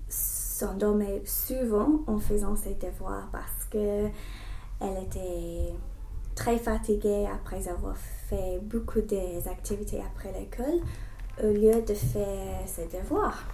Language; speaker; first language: French; non-native, learner; English